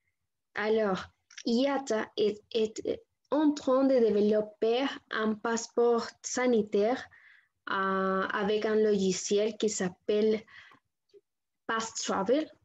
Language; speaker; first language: French; non-native, learner; Spanish